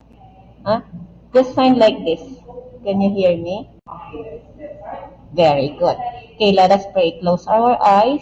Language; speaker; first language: English; non-native, local second language; Filipino